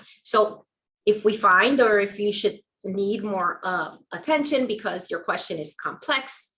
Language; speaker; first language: English; native; English